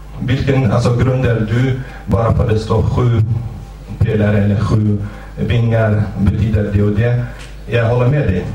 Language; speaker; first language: Swedish; non-native, fluent; Kurdish